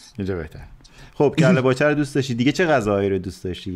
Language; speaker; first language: Persian; native; Persian